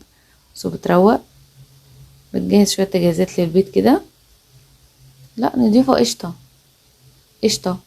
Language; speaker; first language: Arabic; native; Arabic